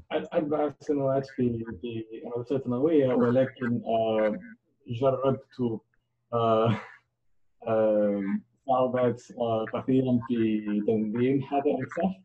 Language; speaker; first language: Arabic; non-native, learner; English